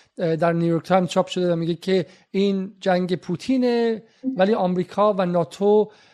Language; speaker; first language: Persian; native; Persian